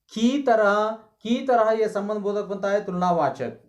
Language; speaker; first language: Hindi; non-native, local second language; Kannada